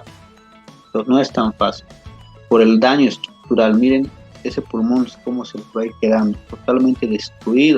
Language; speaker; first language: Spanish; native; Spanish